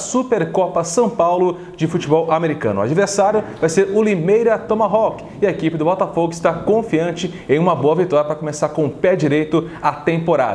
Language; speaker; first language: Portuguese; native; Portuguese